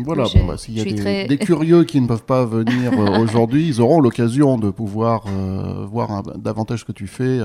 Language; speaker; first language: French; native; French